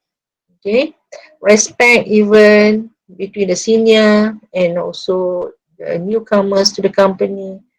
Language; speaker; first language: English; non-native, local second language; Malay